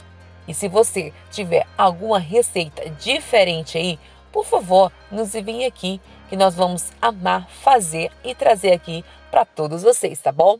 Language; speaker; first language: Portuguese; native; Portuguese